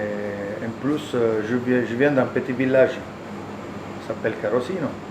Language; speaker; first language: French; non-native, learner; Italian